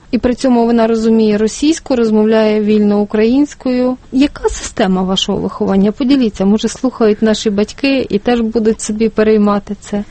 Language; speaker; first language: Ukrainian; native; Ukrainian